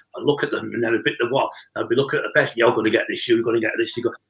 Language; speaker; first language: English; native; English